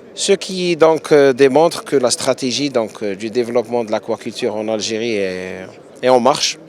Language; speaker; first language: French; non-native, local second language; Arabic